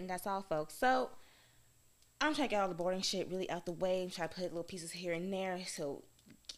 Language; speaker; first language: English; native; English